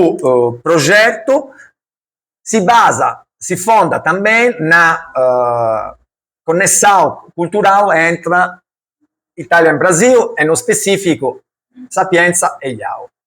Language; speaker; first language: Portuguese; non-native, learner; Italian